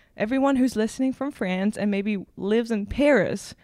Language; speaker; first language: English; non-native, fluent; German